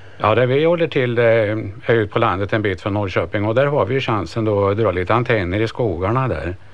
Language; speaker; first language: Swedish; native; Swedish